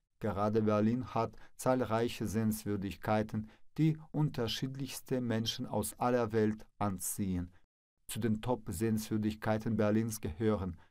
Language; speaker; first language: German; non-native, fluent; Russian